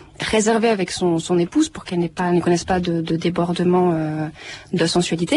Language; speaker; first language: French; native; French